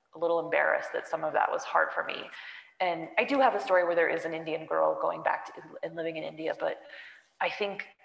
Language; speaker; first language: English; native; English